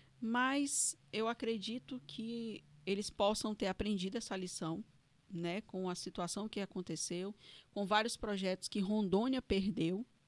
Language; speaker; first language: Portuguese; native; Portuguese